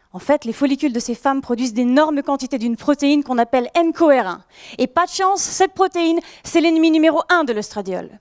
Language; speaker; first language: French; native; French